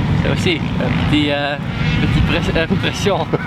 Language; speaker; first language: French; non-native, learner; Dutch